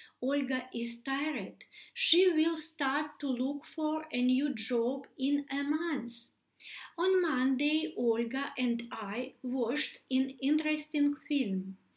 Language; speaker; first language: English; non-native, learner; Russian